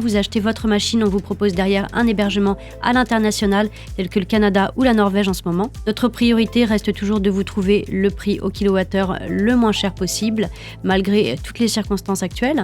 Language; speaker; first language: French; native; French